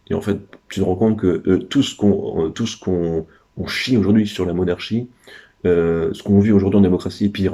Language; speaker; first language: French; native; French